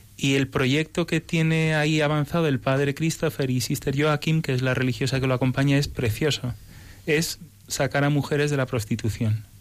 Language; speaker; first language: Spanish; early bilingual, other home language; English